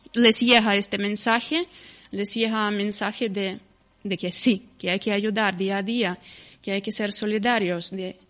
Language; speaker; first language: Spanish; non-native, fluent; Ukrainian